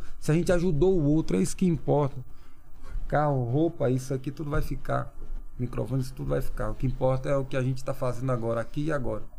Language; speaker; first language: Portuguese; non-native, local second language; Kayapó